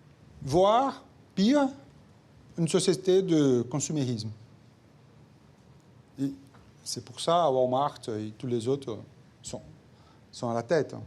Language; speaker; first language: French; non-native, fluent; Portuguese